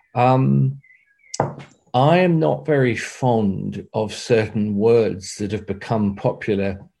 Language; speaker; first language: English; native; English